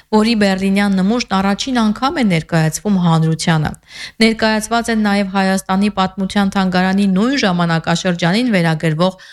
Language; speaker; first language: Armenian; native; Armenian